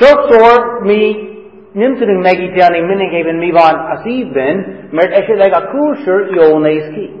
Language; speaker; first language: Hungarian; non-native, fluent; English